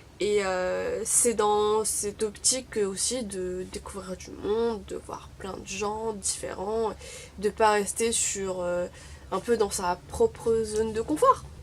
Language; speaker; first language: French; non-native, local second language; Arabic